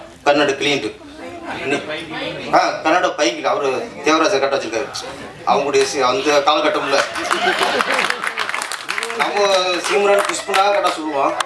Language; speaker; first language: Tamil; native; Tamil